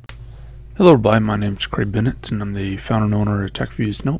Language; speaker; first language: English; native; English